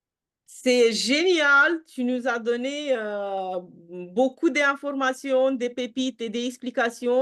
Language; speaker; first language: French; non-native, fluent; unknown